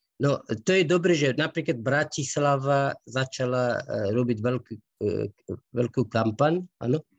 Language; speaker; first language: Slovak; non-native, fluent; Persian